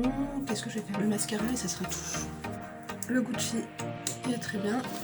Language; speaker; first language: French; native; French